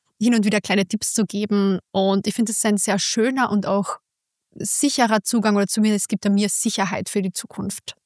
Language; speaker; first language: German; native; German